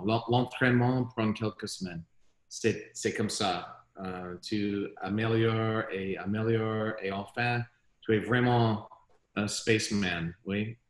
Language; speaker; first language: French; non-native, learner; English